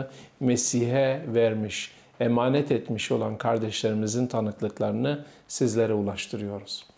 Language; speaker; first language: Turkish; native; Turkish